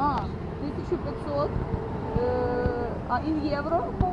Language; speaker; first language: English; non-native, learner; Ukrainian